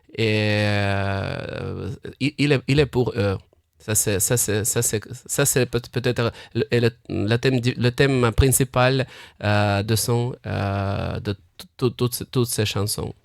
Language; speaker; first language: French; non-native, fluent; Russian